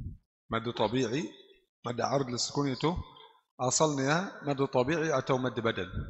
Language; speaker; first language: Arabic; non-native, fluent; Indonesian